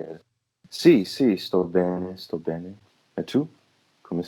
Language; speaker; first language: Italian; non-native, learner; English